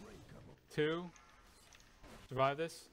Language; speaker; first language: English; native; English